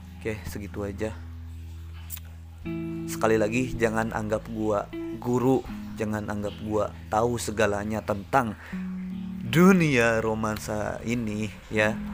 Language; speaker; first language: Indonesian; native; Indonesian